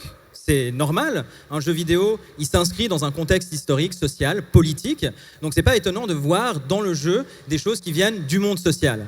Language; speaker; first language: French; native; French